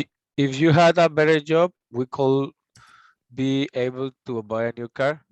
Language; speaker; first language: English; non-native, learner; Spanish